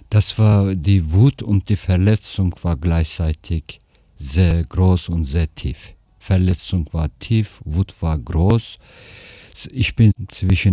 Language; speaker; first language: German; non-native, fluent; Turkish